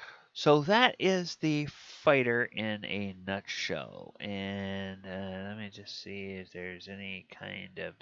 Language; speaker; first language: English; native; English